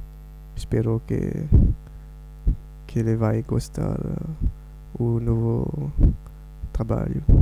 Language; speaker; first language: Portuguese; non-native, learner; French